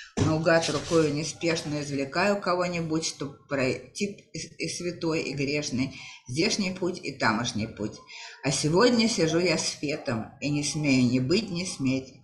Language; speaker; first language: Russian; native; Russian